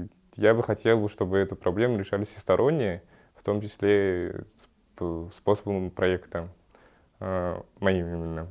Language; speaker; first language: Russian; early bilingual, other home language; Kyrgyz